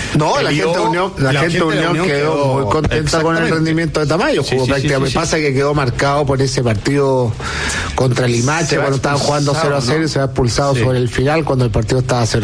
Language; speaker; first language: Spanish; native; Spanish